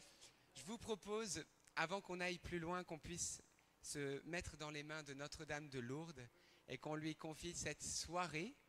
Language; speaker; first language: French; early bilingual, other home language; Arabic